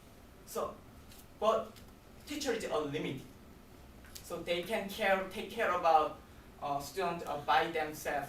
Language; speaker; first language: English; non-native, learner; Korean